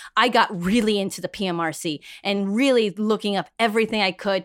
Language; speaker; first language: English; early bilingual, other home language; Spanish